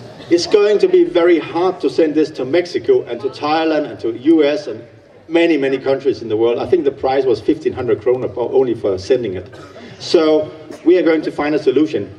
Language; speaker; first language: English; non-native, fluent; Danish